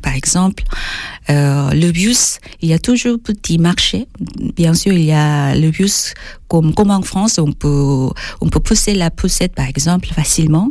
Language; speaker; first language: French; non-native, fluent; Korean